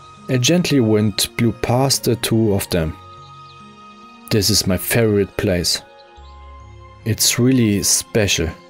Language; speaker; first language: English; non-native, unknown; German